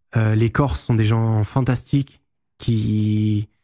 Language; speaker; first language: French; native; French